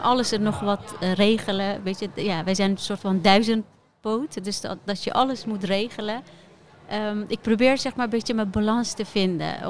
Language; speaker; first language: Dutch; non-native, fluent; Persian